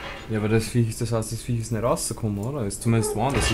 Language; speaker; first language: German; native; German